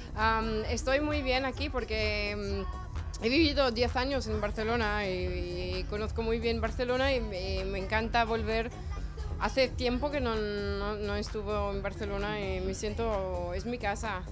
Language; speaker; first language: Spanish; non-native, fluent; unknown